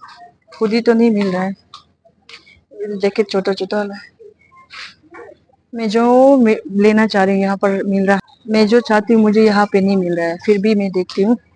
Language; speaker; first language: Hindi; non-native, local second language; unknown